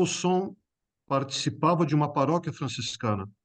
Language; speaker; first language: Portuguese; native; Portuguese